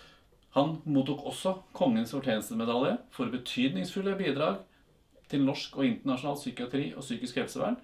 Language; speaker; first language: Norwegian; native; Norwegian